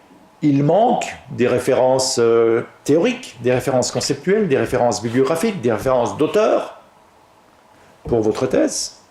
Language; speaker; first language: French; native; French